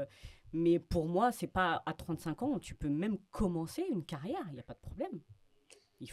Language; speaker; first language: French; early bilingual, other home language; Fula